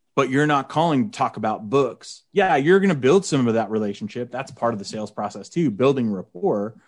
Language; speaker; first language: English; native; English